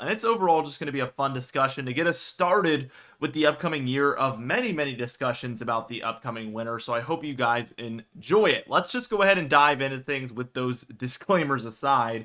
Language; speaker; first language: English; native; English